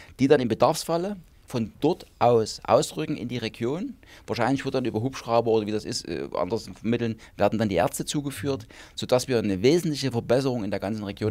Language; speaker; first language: German; native; German